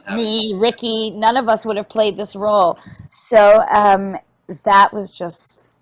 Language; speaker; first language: English; native; English